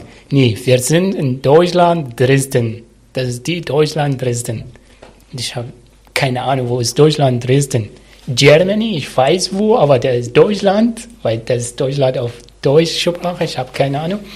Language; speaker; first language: German; non-native, learner; Arabic